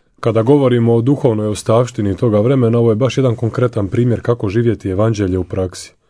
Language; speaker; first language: Croatian; native; Croatian